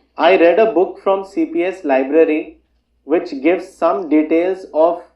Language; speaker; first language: English; non-native, local second language; Urdu